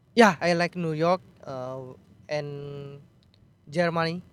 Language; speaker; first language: English; non-native, learner; Indonesian